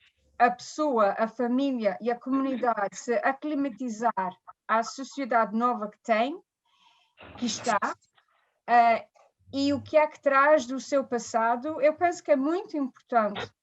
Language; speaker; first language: Portuguese; early bilingual, heritage; Portuguese